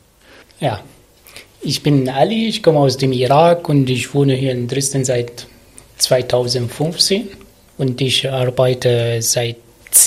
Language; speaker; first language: German; non-native, learner; Arabic